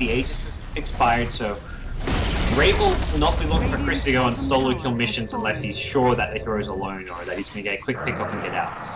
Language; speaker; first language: English; native; English